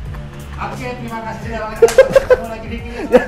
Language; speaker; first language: Indonesian; native; Indonesian